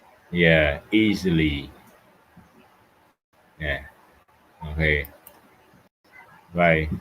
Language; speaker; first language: English; non-native, fluent; Khmer